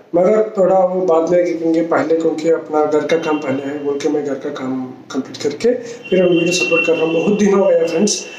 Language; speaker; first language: Hindi; non-native, local second language; Telugu